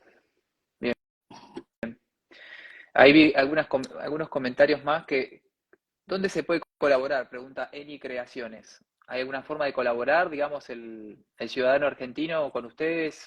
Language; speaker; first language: Spanish; native; Spanish